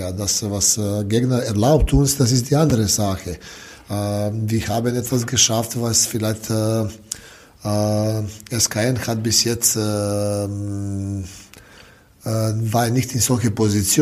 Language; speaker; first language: German; non-native, learner; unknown